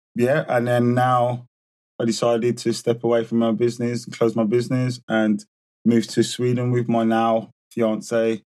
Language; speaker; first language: English; native; English